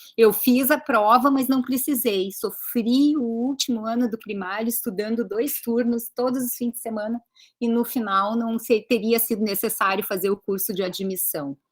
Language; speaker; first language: Portuguese; early bilingual, other home language; Greek